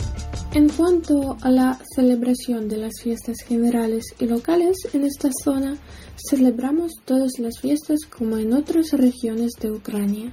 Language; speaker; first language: Spanish; non-native, learner; Ukrainian